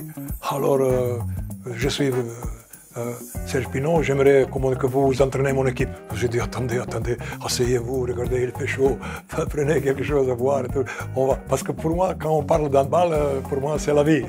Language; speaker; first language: French; non-native, fluent; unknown